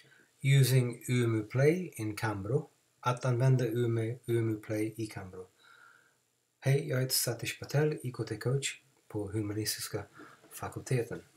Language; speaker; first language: Swedish; non-native, fluent; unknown